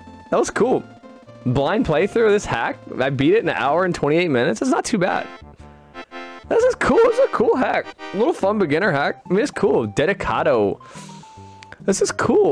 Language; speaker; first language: English; native; English